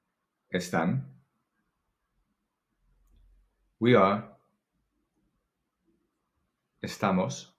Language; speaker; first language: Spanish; non-native, fluent; English